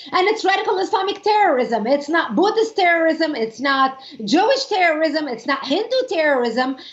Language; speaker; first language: English; non-native, fluent; Arabic